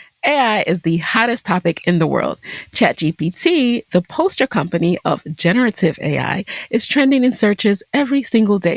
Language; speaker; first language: English; native; English